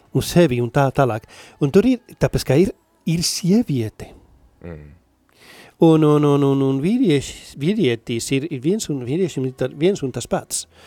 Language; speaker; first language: Latvian; non-native, learner; Spanish